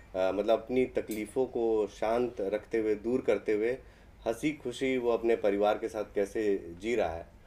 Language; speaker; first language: Hindi; native; Hindi